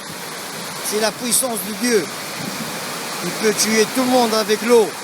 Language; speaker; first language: French; non-native, local second language; Arabic